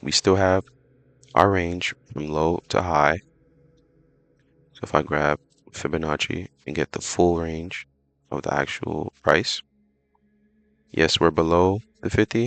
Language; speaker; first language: English; native; English